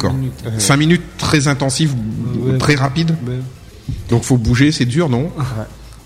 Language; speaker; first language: French; native; French